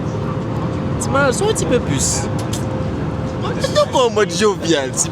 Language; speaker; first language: French; native; French